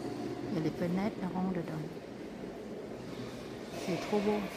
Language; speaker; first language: French; non-native, learner; Vietnamese